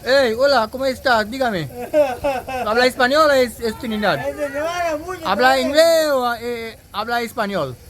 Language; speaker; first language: Spanish; non-native, learner; English